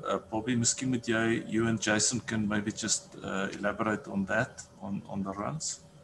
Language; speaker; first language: English; non-native, local second language; Afrikaans